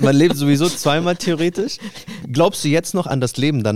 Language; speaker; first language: German; native; German